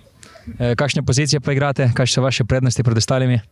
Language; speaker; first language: Slovenian; native; Slovenian